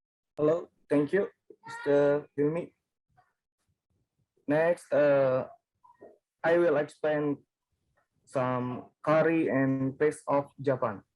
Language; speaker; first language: English; non-native, learner; Indonesian